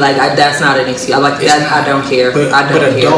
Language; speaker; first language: English; native; English